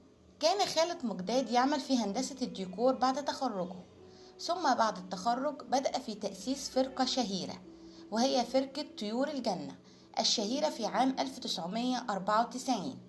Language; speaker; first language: Arabic; native; Arabic